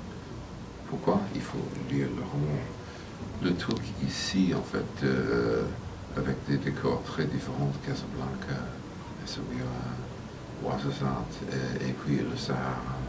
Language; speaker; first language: French; non-native, fluent; English